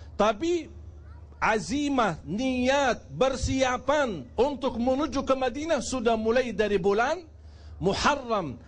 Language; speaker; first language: Indonesian; non-native, fluent; Arabic